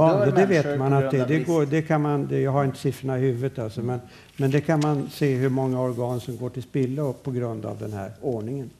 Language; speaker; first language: Swedish; native; Swedish